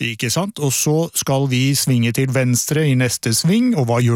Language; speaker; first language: Norwegian; native; Norwegian